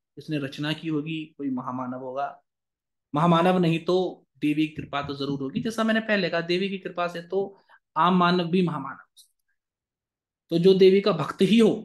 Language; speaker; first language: Hindi; native; Hindi